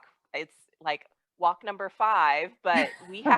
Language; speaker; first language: English; native; English